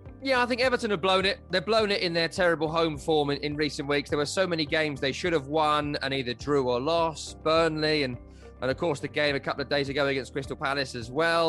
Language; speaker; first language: English; native; English